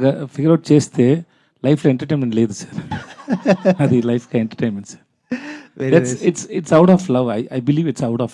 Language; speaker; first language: Telugu; non-native, learner; Tamil